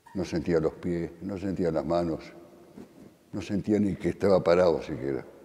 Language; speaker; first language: Spanish; early bilingual, other home language; Polish